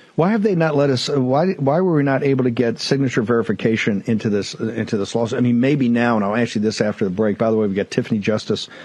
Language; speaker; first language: English; native; English